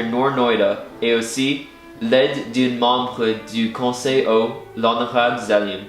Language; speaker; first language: French; non-native, learner; English